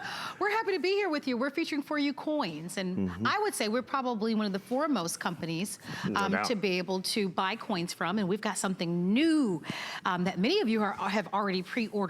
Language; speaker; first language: English; native; English